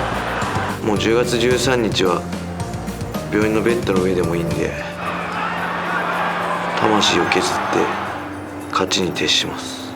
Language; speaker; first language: Japanese; native; Japanese